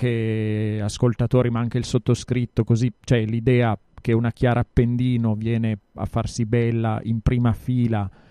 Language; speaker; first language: Italian; native; Italian